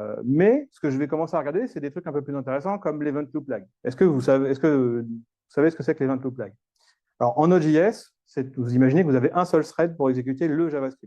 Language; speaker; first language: French; native; French